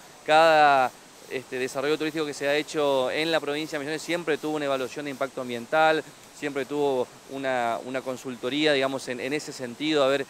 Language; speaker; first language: Spanish; native; Spanish